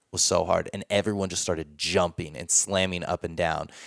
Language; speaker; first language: English; native; English